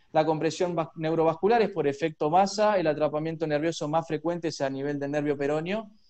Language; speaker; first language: Spanish; native; Spanish